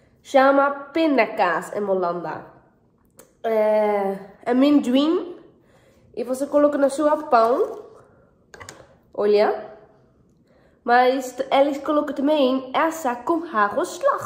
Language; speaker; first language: Portuguese; non-native, learner; Dutch